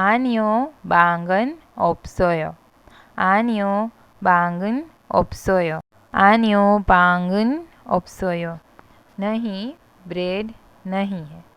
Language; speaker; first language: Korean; non-native, fluent; Hindi